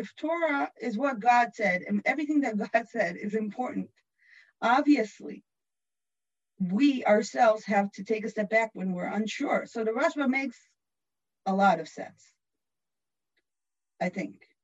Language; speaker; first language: English; non-native, fluent; Hebrew